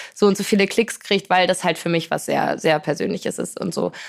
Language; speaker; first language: German; early bilingual, other home language; Polish